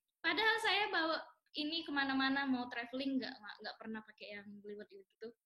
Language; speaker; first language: Indonesian; native; Indonesian